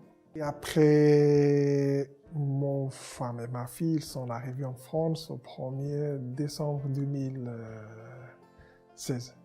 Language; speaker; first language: French; non-native, learner; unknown